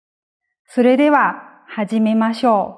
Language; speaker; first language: Japanese; non-native, fluent; Chinese